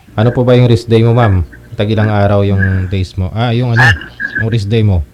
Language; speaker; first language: Filipino; native; Filipino